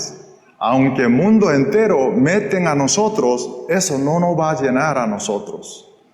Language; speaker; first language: Spanish; non-native, fluent; Korean